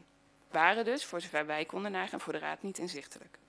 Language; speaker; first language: Dutch; native; Dutch